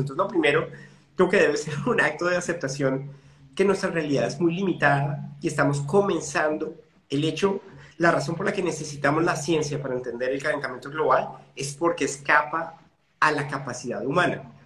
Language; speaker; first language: Spanish; native; Spanish